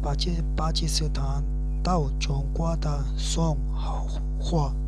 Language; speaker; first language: Chinese; non-native, learner; Urdu